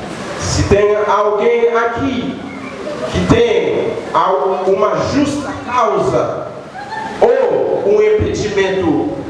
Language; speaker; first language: Portuguese; non-native, local second language; Haitian Creole